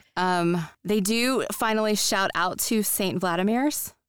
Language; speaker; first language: English; native; English